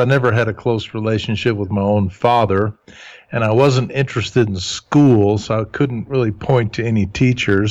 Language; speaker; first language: English; early bilingual, other home language; German